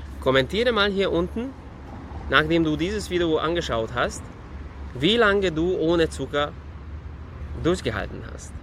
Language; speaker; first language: German; non-native, fluent; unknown